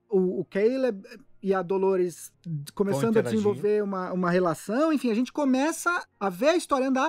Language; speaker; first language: Portuguese; native; Portuguese